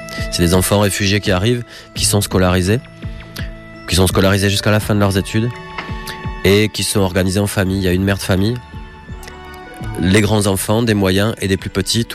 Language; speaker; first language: French; native; French